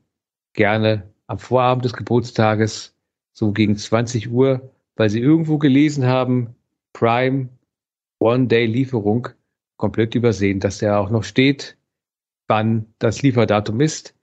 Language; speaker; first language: German; native; German